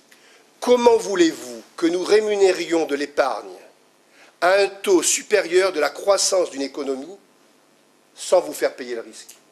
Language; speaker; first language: French; native; French